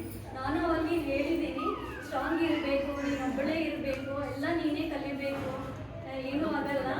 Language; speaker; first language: Kannada; non-native, learner; Telugu